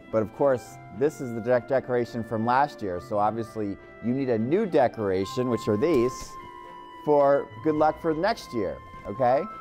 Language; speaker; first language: English; native; English